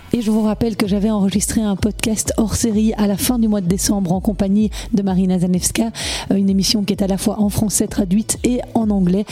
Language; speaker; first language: French; native; French